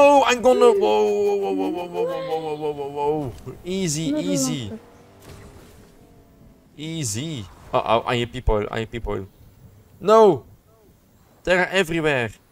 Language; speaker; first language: English; non-native, learner; Dutch